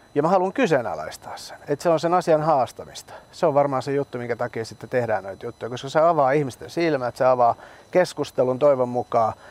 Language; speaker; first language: Finnish; early bilingual, other home language; Persian